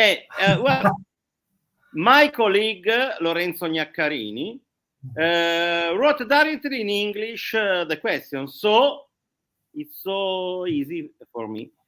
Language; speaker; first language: English; non-native, learner; Italian